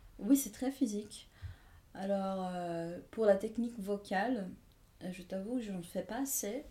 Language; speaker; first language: French; non-native, fluent; Portuguese